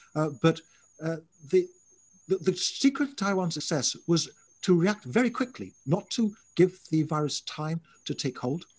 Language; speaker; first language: English; native; English